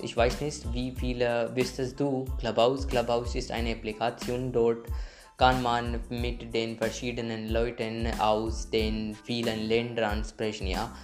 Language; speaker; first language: German; non-native, learner; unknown